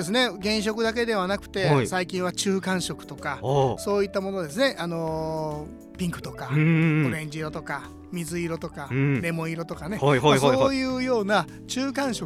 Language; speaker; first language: Japanese; native; Japanese